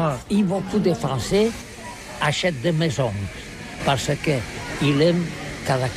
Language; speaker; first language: French; non-native, learner; Catalan